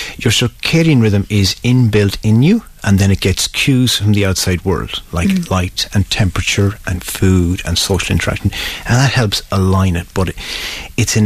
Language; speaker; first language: English; native; English